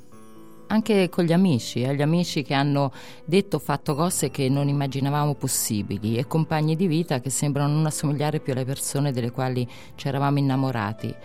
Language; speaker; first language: Italian; native; Italian